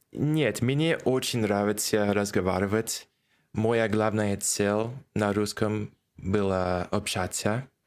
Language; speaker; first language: Russian; non-native, learner; English